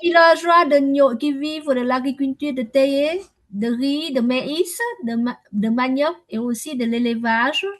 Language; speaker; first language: French; non-native, learner; Vietnamese